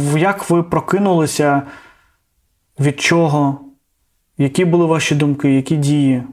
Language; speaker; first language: Ukrainian; non-native, local second language; Russian